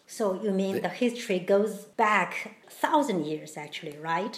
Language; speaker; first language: English; non-native, fluent; Chinese